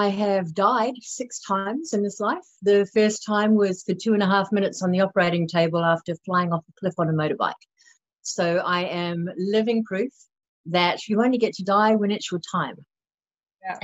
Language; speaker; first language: English; native; English